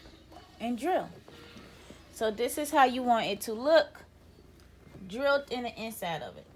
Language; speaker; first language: English; native; English